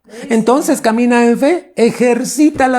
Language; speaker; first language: Spanish; native; Spanish